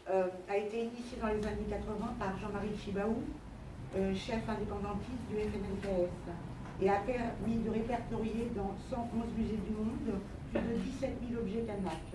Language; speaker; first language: French; native; French